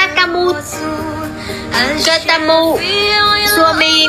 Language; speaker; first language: Indonesian; non-native, learner; Vietnamese